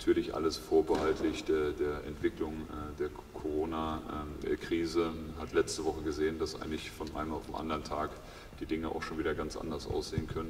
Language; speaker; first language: German; native; German